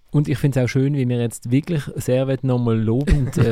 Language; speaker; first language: German; native; German